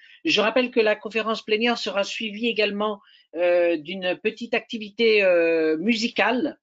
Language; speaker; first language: French; native; French